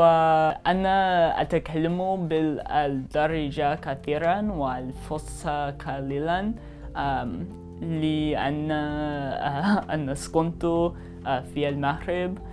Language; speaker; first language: Arabic; non-native, learner; English